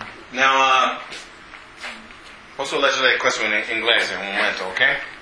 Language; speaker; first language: Italian; non-native, learner; English